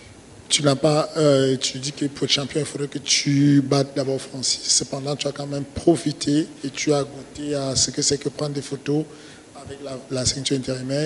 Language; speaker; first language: French; native; French